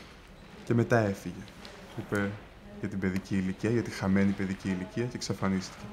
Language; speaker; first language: Greek; native; Greek